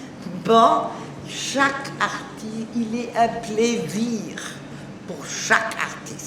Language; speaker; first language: French; non-native, learner; German